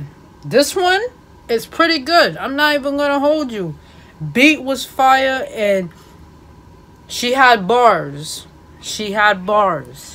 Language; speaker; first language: English; native; English